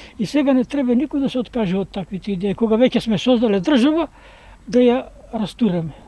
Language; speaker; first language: Macedonian; native; Macedonian